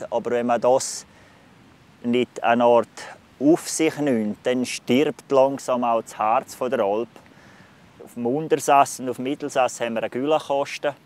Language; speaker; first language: German; native; German